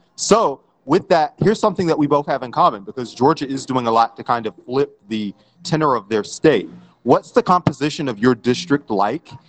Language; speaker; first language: English; native; English